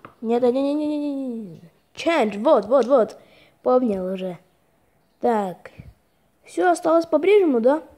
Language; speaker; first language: Russian; non-native, fluent; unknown